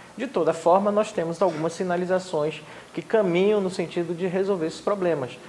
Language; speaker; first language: Portuguese; non-native, local second language; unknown